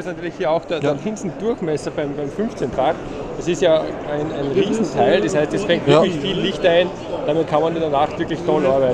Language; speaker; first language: German; native; German